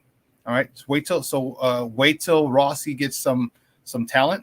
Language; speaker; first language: English; native; English